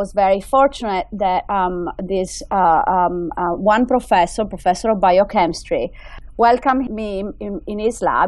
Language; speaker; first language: English; non-native, fluent; Italian